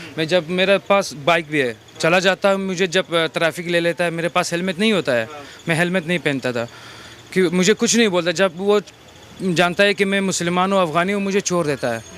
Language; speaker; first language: Hindi; non-native, fluent; Pashto